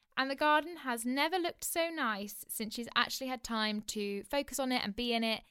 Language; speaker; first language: English; native; English